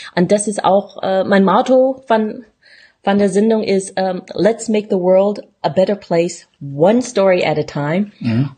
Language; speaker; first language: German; non-native, fluent; English